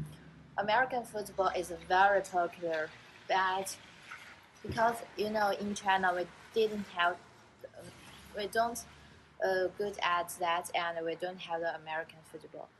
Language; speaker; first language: English; non-native, learner; Chinese